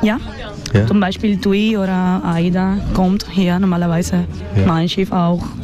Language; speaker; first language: German; non-native, learner; Spanish